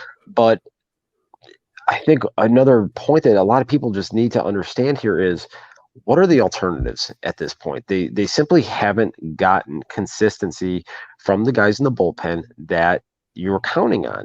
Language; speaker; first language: English; native; English